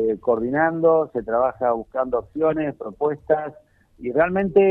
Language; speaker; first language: Spanish; native; Spanish